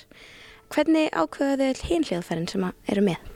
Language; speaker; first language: Icelandic; native; Icelandic